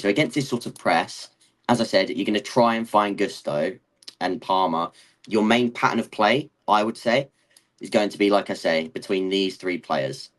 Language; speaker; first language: English; native; English